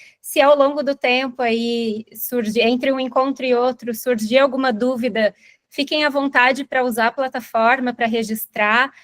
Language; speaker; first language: Portuguese; native; Portuguese